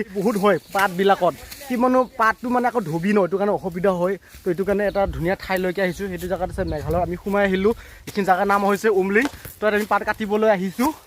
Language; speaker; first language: Assamese; non-native, local second language; Karbi